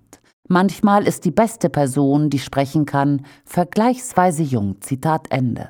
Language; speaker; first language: German; native; German